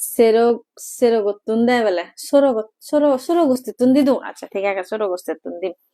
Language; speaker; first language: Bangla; non-native, local second language; Chakma